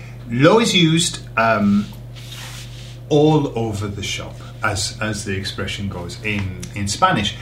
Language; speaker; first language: English; native; English